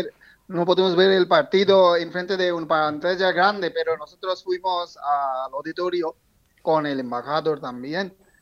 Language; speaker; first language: Spanish; non-native, fluent; Bangla